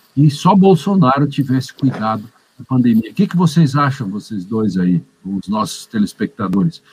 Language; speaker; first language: Portuguese; native; Portuguese